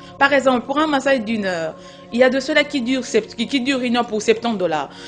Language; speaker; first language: French; non-native, local second language; Lingala